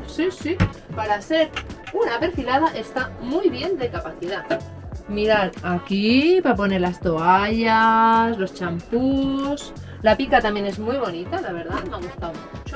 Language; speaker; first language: Spanish; native; Spanish